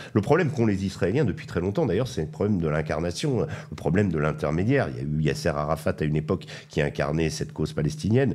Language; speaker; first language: French; native; French